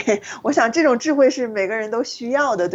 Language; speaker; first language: Chinese; native; Chinese